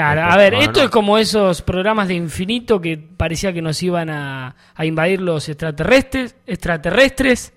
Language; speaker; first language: Spanish; native; Spanish